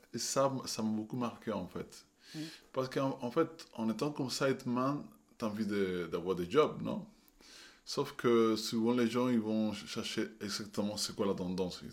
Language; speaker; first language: French; non-native, fluent; Spanish